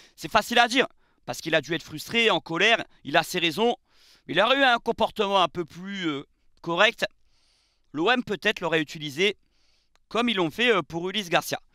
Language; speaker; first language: French; native; French